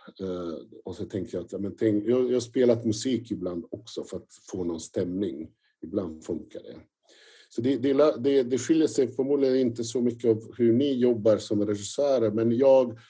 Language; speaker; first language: Swedish; non-native, fluent; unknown